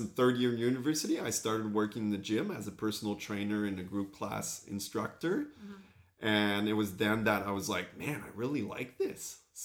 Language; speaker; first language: English; non-native, fluent; French